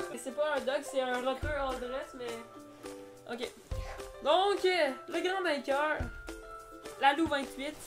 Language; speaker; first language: French; native; French